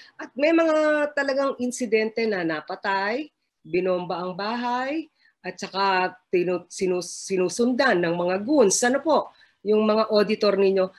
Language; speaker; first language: Filipino; native; Filipino